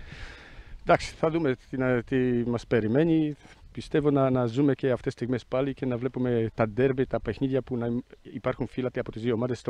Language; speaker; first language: Greek; non-native, fluent; Polish